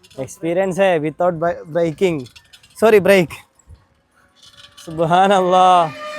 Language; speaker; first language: Hindi; non-native, local second language; Malayalam